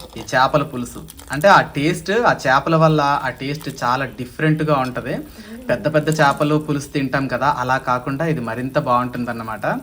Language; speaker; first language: Telugu; non-native, local second language; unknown